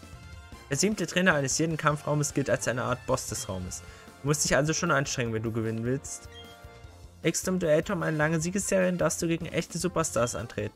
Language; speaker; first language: German; native; German